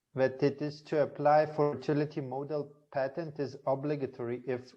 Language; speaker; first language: English; non-native, fluent; Lithuanian